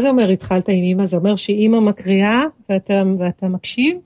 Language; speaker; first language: Hebrew; native; Hebrew